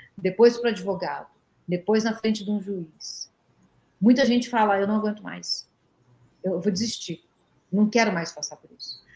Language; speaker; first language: Portuguese; native; Portuguese